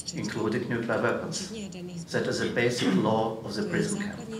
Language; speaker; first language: English; non-native, fluent; Russian